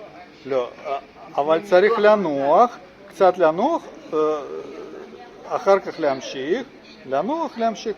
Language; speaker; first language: Hebrew; non-native, learner; Russian